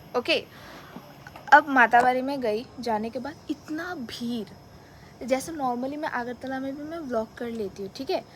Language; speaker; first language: Hindi; non-native, local second language; Bangla